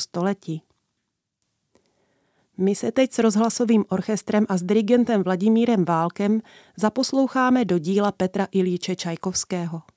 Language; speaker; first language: Czech; native; Czech